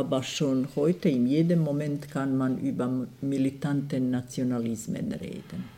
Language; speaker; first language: German; non-native, fluent; Croatian